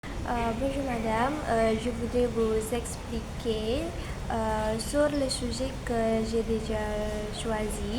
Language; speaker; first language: French; non-native, learner; Indonesian